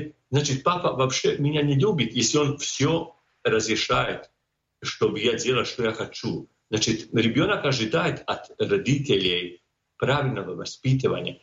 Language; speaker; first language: Russian; non-native, fluent; Croatian